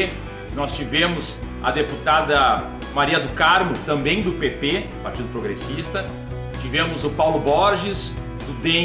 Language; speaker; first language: Portuguese; native; Portuguese